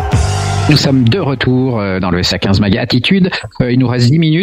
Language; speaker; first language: French; native; French